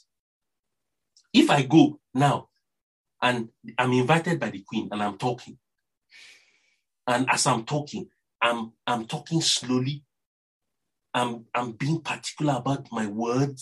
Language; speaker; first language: English; non-native, local second language; Yoruba